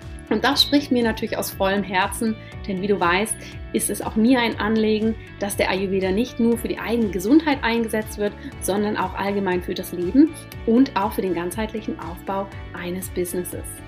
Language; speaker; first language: German; native; German